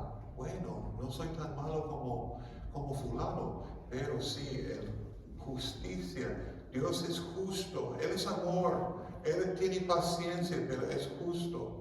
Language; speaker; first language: Spanish; non-native, fluent; English